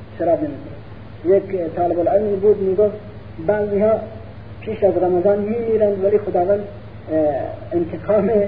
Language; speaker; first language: Persian; non-native, local second language; Central Kurdish